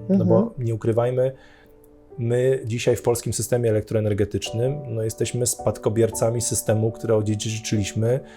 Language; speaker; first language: Polish; native; Polish